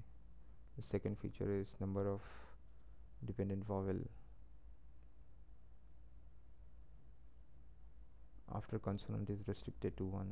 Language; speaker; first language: English; non-native, local second language; Marathi